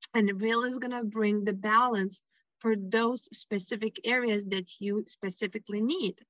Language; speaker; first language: English; non-native, fluent; Lithuanian